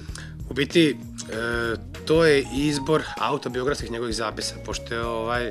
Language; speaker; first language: Croatian; native; Croatian